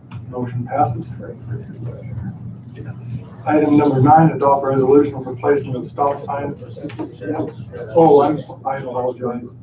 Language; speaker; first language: English; native; English